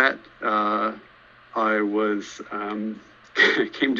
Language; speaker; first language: English; native; English